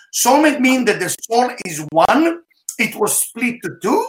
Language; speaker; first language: English; non-native, fluent; Hebrew